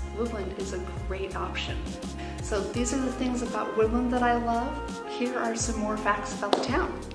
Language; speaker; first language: English; native; English